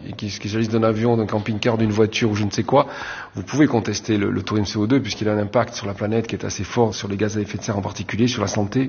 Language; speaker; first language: French; native; French